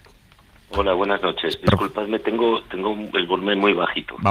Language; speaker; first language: Spanish; native; Spanish